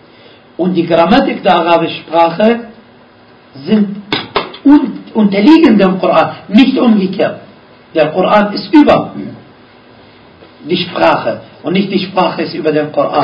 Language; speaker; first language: German; non-native, fluent; Arabic